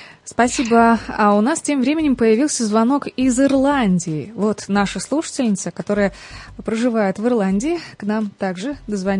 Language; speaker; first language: Russian; native; Russian